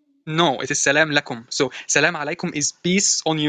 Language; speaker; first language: English; non-native, fluent; Arabic